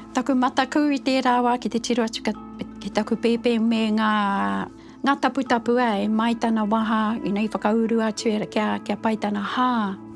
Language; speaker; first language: Māori; native; Māori